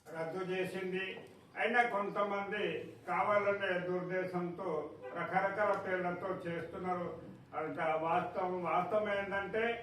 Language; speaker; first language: Telugu; non-native, local second language; Gondi